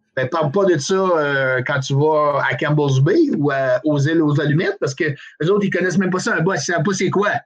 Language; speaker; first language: French; native; French